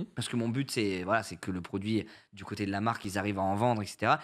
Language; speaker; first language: French; native; French